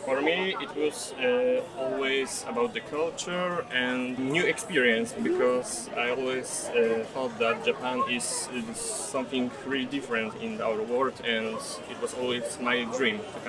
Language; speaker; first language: English; non-native, fluent; Polish